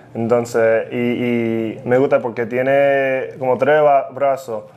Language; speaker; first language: Spanish; early bilingual, heritage; Spanish